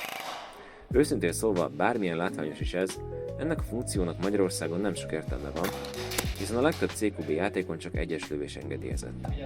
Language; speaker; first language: Hungarian; native; Hungarian